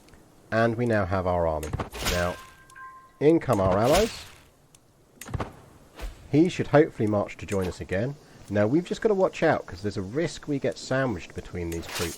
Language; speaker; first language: English; native; English